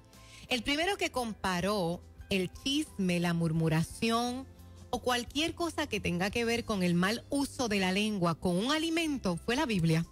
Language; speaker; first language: Spanish; native; Spanish